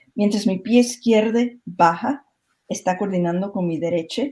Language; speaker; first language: Spanish; early bilingual, other home language; English